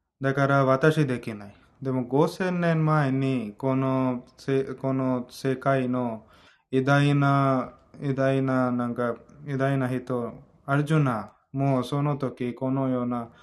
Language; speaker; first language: Japanese; non-native, learner; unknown